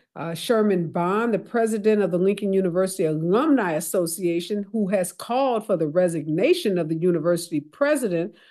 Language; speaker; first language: English; native; English